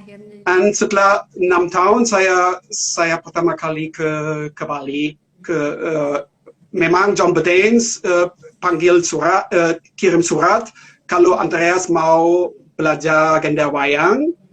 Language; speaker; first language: Indonesian; non-native, learner; German